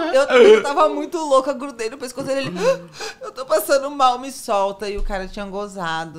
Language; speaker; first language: Portuguese; native; Portuguese